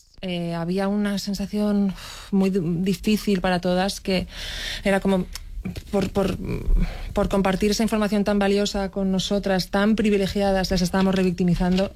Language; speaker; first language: Spanish; native; Spanish